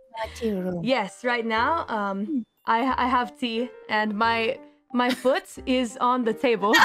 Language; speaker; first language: English; non-native, learner; Japanese